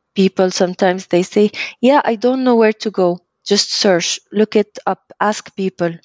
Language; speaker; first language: English; early bilingual, other home language; Arabic